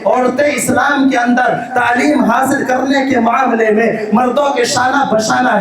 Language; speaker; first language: Urdu; native; Urdu